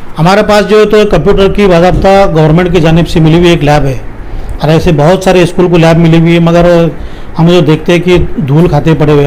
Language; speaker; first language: Hindi; non-native, local second language; Urdu